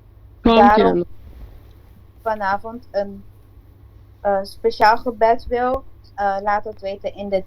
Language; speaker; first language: Dutch; non-native, local second language; Papiamento